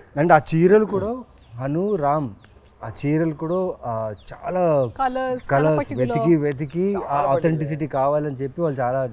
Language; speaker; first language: Telugu; native; Telugu